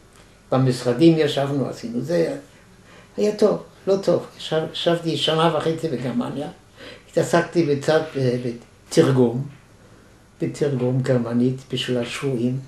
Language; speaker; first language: Hebrew; non-native, fluent; German